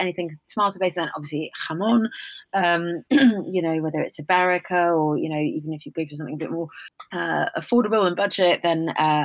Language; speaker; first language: English; native; English